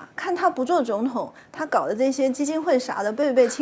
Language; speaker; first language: Chinese; native; Chinese